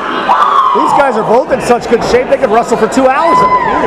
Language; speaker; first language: English; native; English